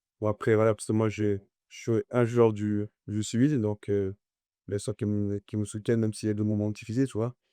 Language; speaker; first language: French; early bilingual, other home language; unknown